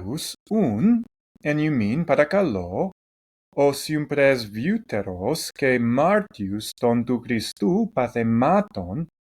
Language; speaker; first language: Greek; non-native, fluent; English